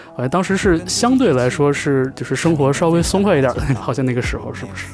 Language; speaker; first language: Chinese; native; Chinese